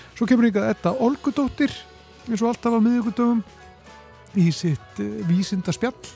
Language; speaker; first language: Icelandic; native; Icelandic